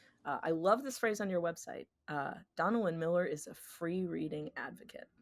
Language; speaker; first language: English; native; English